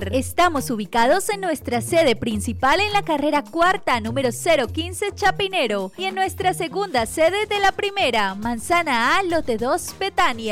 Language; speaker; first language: Spanish; native; Spanish